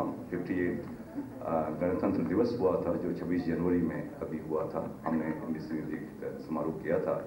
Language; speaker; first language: Hindi; native; Hindi